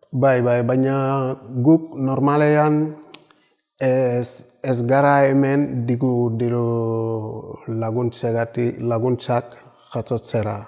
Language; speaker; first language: Basque; non-native, learner; Wolof